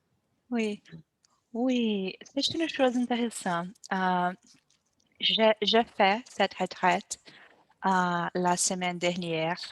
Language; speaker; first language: French; non-native, learner; Portuguese